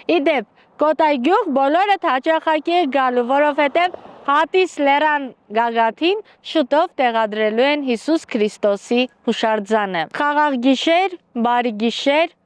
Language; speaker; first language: Armenian; native; Armenian